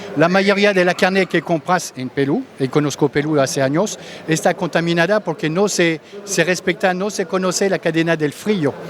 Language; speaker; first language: Spanish; non-native, fluent; French